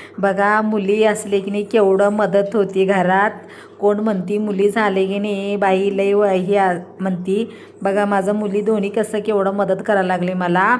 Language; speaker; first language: Marathi; non-native, local second language; Kannada